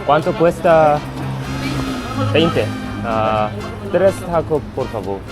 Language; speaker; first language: Spanish; non-native, learner; Korean